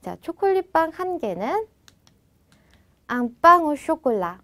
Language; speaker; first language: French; non-native, fluent; Korean